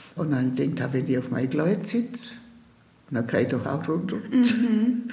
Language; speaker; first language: German; native; German